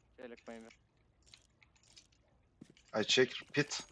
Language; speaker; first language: English; non-native, learner; Turkish